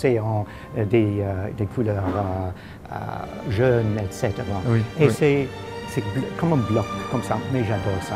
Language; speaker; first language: French; non-native, fluent; English